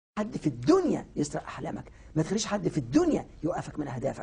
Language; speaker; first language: Arabic; native; Arabic